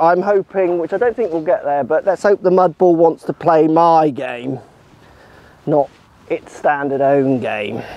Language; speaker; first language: English; native; English